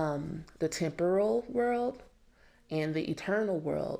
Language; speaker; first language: English; native; English